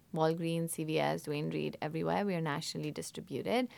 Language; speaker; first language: English; non-native, local second language; Hindi